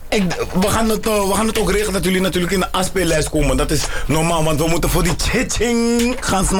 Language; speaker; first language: Dutch; native; Dutch